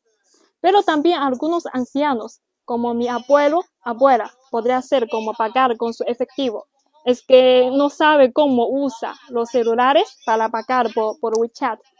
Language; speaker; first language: Spanish; non-native, learner; Chinese